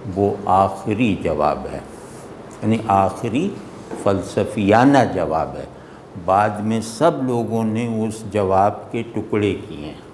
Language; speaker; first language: Urdu; native; Urdu